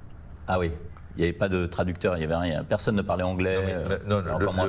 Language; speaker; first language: French; native; French